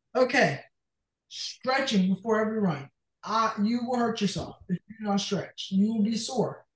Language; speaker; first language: English; native; English